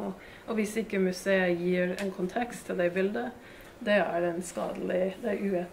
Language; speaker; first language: Norwegian; non-native, fluent; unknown